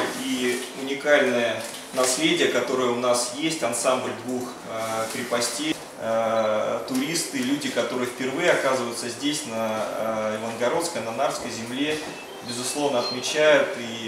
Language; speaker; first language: Russian; native; Russian